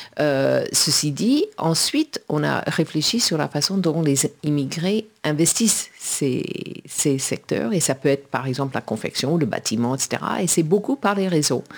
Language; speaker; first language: French; native; French